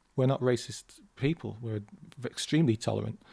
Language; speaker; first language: English; native; English